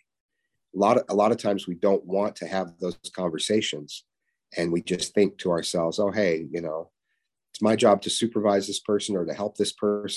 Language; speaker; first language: English; native; English